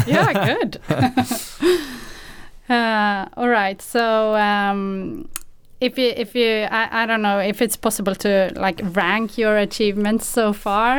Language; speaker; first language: English; non-native, fluent; Swedish